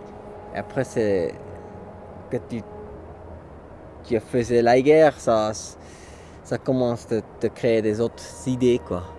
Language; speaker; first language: French; non-native, local second language; German